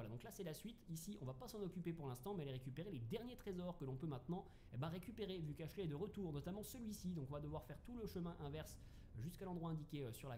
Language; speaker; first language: French; native; French